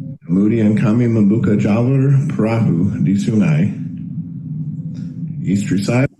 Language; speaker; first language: Indonesian; non-native, fluent; English